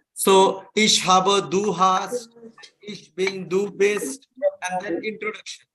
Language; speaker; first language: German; non-native, fluent; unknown